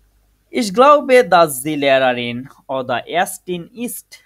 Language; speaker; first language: German; non-native, fluent; Bangla